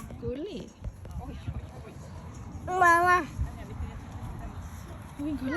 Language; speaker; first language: Swedish; non-native, learner; Thai